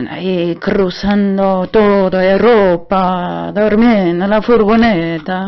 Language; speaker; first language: Spanish; non-native, fluent; German